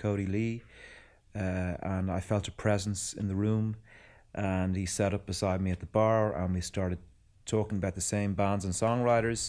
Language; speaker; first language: English; native; English